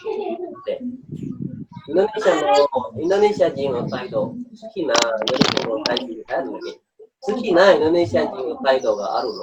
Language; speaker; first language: Japanese; non-native, learner; Indonesian